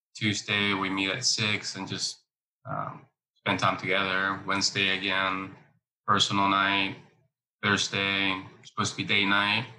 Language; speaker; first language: English; early bilingual, other home language; Spanish